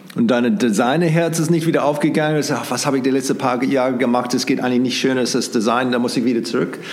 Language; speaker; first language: German; non-native, fluent; English